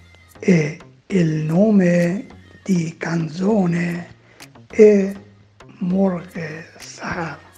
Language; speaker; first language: Italian; non-native, learner; Persian